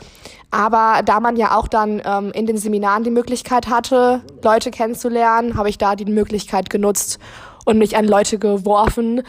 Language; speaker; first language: German; native; German